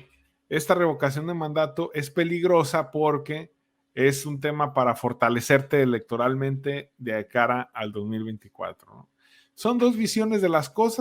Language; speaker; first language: Spanish; native; Spanish